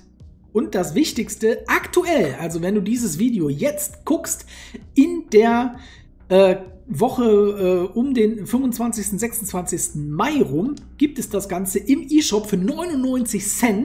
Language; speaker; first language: German; native; German